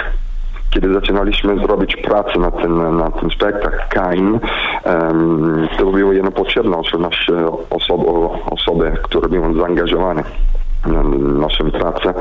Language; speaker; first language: Polish; non-native, learner; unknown